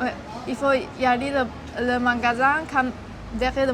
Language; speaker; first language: French; non-native, learner; Chinese